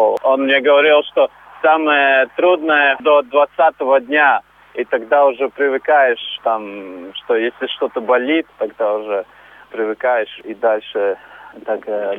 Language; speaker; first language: Russian; non-native, local second language; Latvian